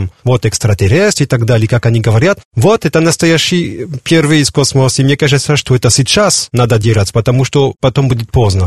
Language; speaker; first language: Russian; non-native, learner; French